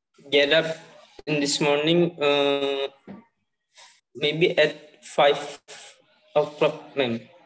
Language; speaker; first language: English; non-native, learner; Indonesian